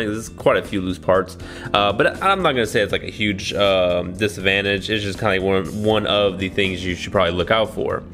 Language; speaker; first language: English; native; English